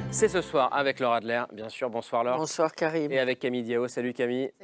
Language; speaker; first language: French; native; French